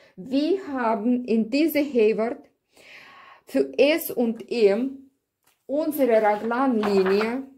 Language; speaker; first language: German; non-native, learner; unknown